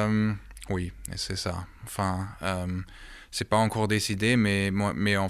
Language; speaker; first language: French; early bilingual, heritage; German